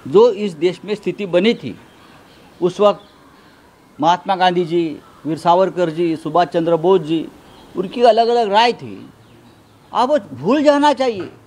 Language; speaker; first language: Hindi; non-native, local second language; Marathi